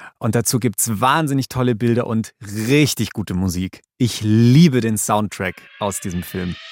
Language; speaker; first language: German; native; German